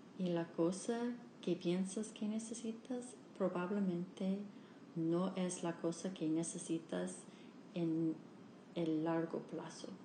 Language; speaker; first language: Spanish; non-native, learner; English